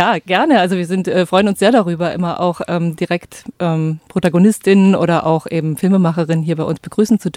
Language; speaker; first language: German; native; German